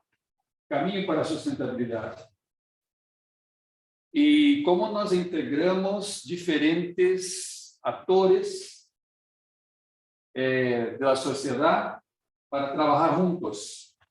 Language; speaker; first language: Portuguese; non-native, fluent; Spanish